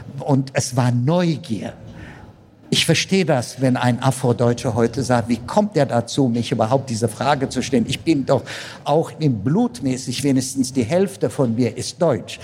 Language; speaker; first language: German; non-native, fluent; Amharic